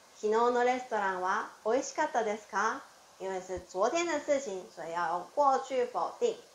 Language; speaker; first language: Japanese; non-native, fluent; Chinese